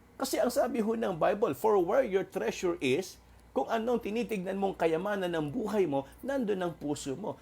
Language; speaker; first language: Filipino; non-native, local second language; Waray